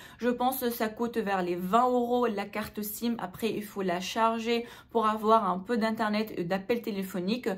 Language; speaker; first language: French; non-native, local second language; Arabic